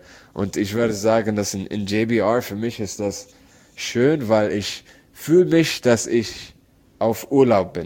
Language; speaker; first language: German; non-native, learner; Arabic